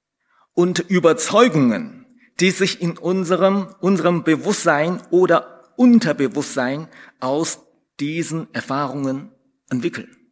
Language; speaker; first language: German; non-native, fluent; Chinese